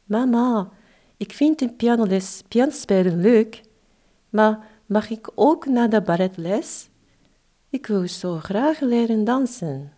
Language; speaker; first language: Dutch; non-native, fluent; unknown